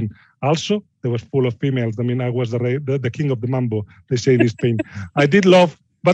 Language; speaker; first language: English; non-native, fluent; Spanish